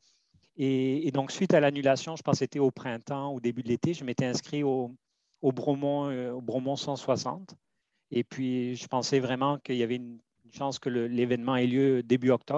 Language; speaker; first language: French; native; French